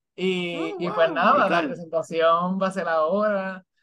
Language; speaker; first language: Spanish; native; Spanish